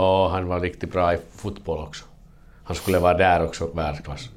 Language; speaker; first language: Swedish; non-native, learner; Finnish